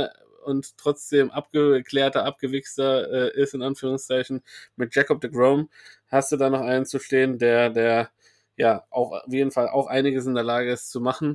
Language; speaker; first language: German; native; German